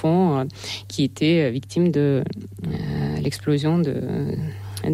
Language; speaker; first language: French; non-native, fluent; Russian